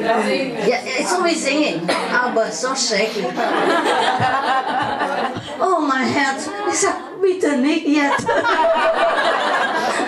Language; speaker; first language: German; non-native, learner; Vietnamese